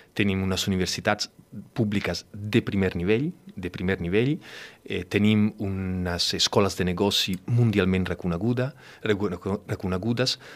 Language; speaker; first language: Catalan; non-native, fluent; Italian